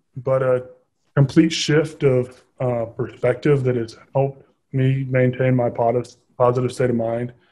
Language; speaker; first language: English; native; English